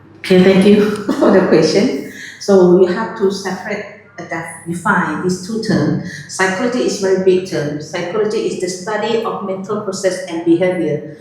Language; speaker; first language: English; non-native, learner; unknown